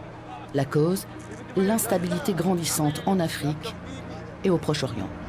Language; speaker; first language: French; native; French